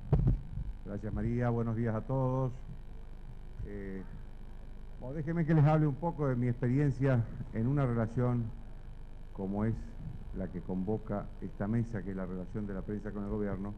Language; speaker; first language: Spanish; native; Spanish